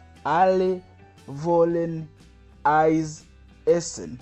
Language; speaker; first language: German; non-native, learner; Kinyarwanda